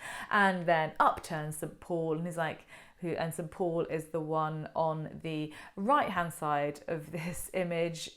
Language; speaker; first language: English; native; English